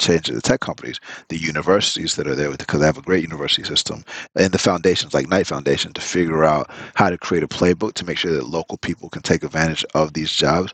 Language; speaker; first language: English; early bilingual, other home language; Spanish